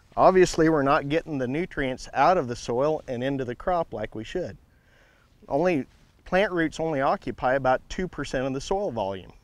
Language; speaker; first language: English; native; English